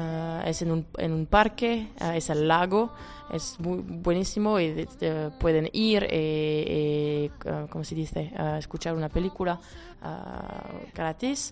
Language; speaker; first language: Spanish; non-native, fluent; French